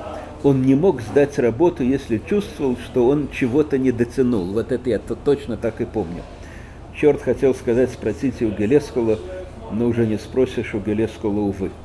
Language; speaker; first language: Russian; native; Russian